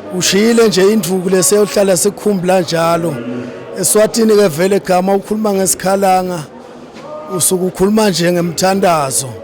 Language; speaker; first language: Zulu; non-native, local second language; Swati